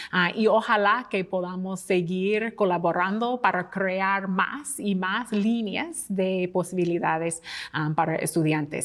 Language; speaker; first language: Spanish; non-native, fluent; English